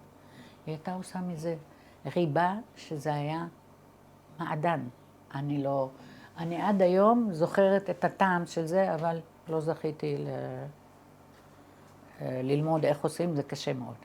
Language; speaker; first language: Hebrew; early bilingual, other home language; Arabic